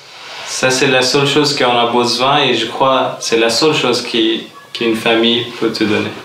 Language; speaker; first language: French; non-native, fluent; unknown